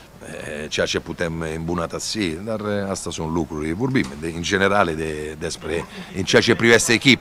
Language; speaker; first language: Romanian; non-native, fluent; Italian